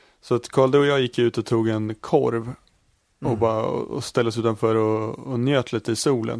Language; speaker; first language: Swedish; native; Swedish